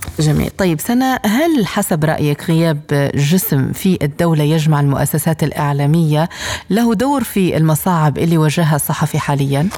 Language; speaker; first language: Arabic; native; Arabic